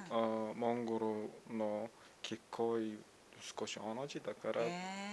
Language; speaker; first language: Japanese; non-native, learner; Mongolian